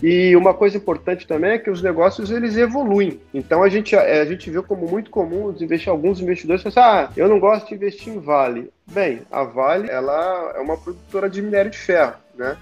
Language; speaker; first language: Portuguese; native; Portuguese